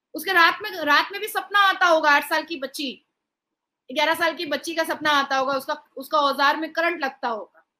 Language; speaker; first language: Hindi; native; Hindi